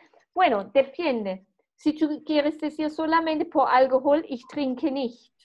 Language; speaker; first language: Spanish; non-native, fluent; German